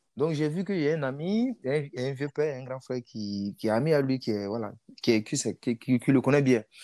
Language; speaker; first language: French; non-native, local second language; Mossi